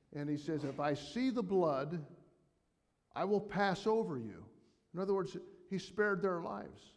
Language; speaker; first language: English; native; English